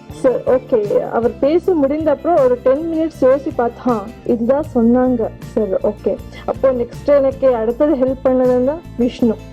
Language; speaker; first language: Tamil; non-native, learner; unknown